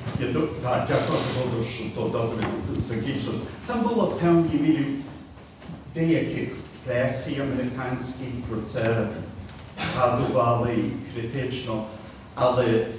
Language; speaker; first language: Ukrainian; early bilingual, heritage; Ukrainian